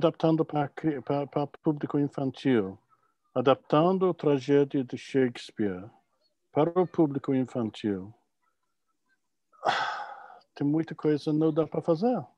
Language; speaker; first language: Portuguese; non-native, fluent; English